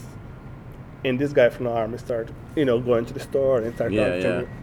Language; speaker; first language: English; non-native, learner; Portuguese